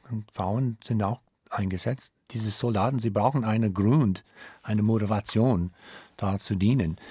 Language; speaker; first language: German; non-native, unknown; English